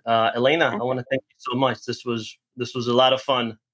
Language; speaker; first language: English; native; English